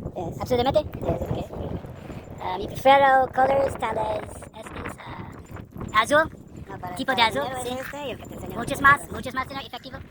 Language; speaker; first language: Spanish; non-native, learner; English